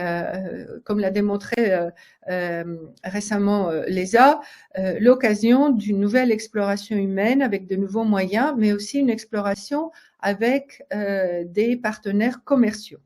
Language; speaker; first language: French; native; French